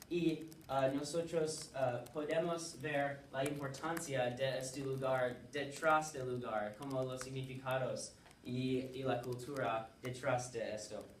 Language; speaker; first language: Spanish; non-native, learner; English